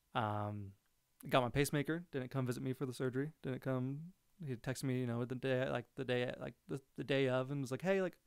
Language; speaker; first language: English; native; English